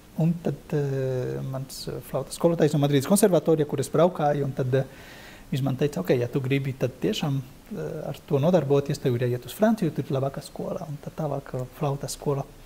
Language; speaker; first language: Latvian; non-native, fluent; Spanish